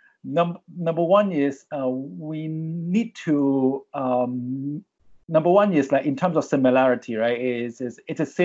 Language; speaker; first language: English; non-native, local second language; Cantonese